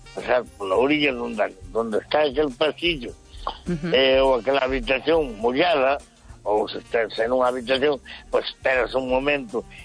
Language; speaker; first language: Spanish; non-native, local second language; Galician